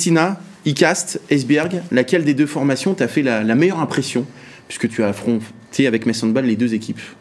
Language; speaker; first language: French; native; French